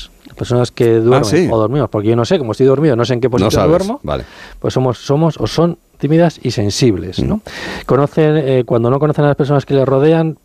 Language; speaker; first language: Spanish; native; Spanish